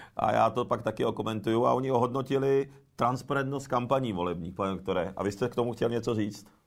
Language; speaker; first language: Czech; early bilingual, other home language; Japanese